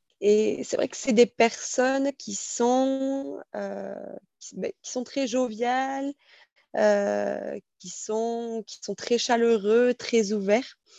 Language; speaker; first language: French; native; French